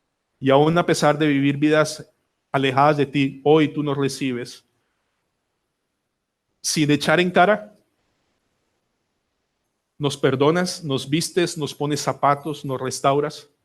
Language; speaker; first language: Spanish; native; Spanish